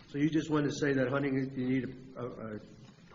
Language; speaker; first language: English; native; English